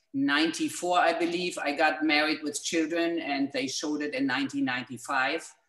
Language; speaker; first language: English; non-native, fluent; German